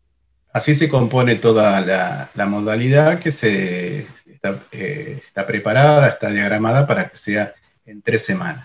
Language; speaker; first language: Spanish; native; Spanish